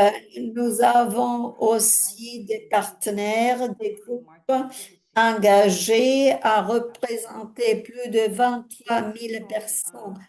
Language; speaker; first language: French; non-native, fluent; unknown